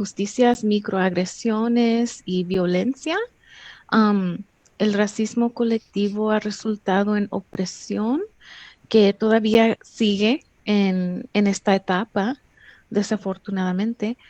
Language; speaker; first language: Spanish; early bilingual, heritage; English